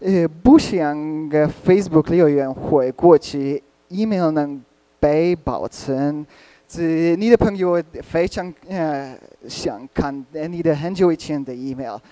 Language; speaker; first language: Chinese; non-native, learner; Hungarian